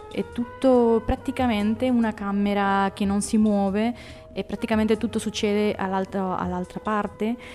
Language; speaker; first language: Italian; non-native, fluent; Spanish